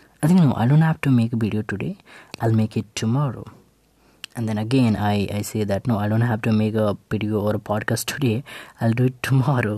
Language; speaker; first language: English; non-native, local second language; Hindi